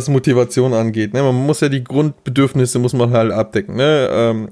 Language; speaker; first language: German; native; German